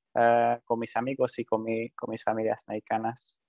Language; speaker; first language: Spanish; non-native, learner; Hungarian